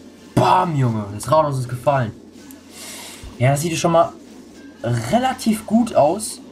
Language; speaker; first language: German; native; German